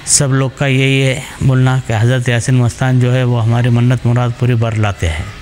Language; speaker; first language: Hindi; native; Hindi